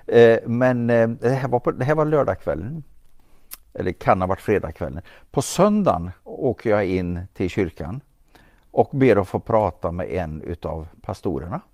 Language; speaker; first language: Swedish; native; Swedish